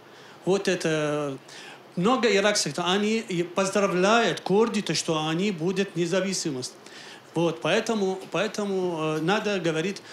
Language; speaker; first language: Russian; non-native, learner; Arabic